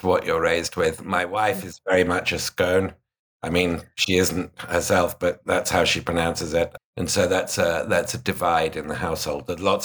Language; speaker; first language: English; native; English